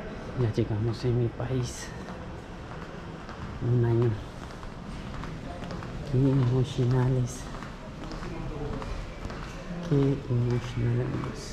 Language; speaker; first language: Spanish; non-native, learner; Punjabi